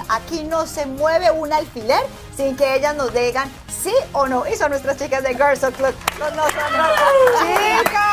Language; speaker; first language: Spanish; native; Spanish